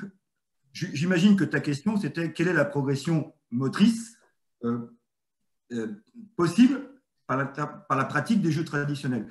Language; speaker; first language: French; native; French